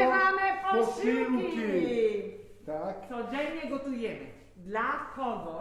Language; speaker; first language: Polish; non-native, fluent; Italian